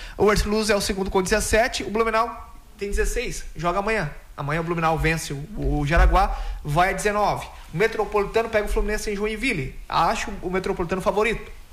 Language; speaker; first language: Portuguese; native; Portuguese